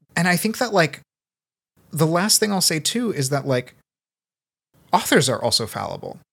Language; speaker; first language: English; early bilingual, other home language; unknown